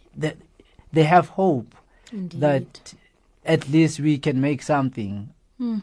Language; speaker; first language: English; non-native, local second language; Zulu